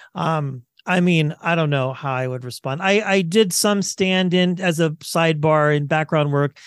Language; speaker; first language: English; native; English